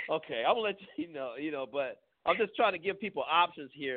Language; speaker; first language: English; native; English